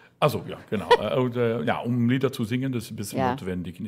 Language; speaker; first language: German; non-native, fluent; French